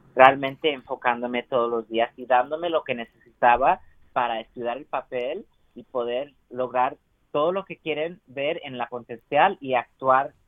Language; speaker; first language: Spanish; early bilingual, heritage; Spanish